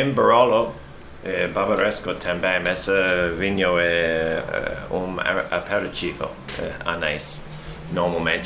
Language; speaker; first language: Portuguese; non-native, learner; English